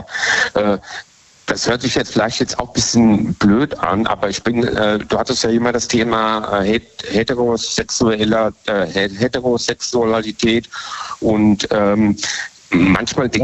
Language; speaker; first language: German; native; German